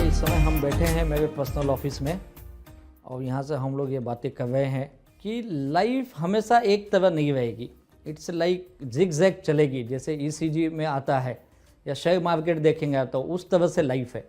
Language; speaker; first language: Hindi; native; Hindi